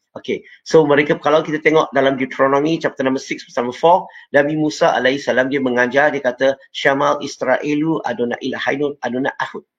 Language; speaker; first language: Malay; non-native, local second language; Chinese